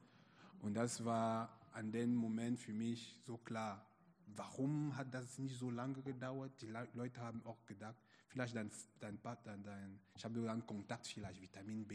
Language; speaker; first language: German; non-native, fluent; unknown